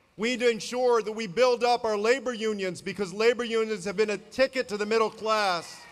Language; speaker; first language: English; native; English